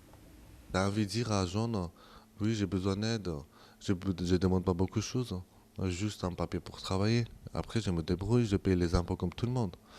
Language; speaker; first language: French; non-native, local second language; Kurdish